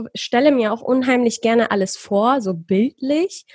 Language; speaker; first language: German; early bilingual, other home language; Persian